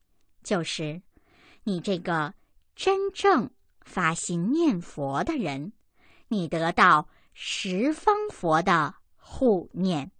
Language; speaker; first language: Chinese; native; Chinese